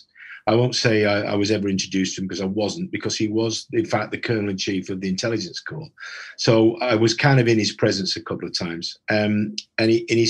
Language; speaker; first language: English; native; English